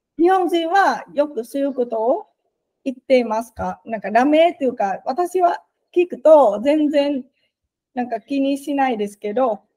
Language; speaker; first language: Japanese; non-native, fluent; Vietnamese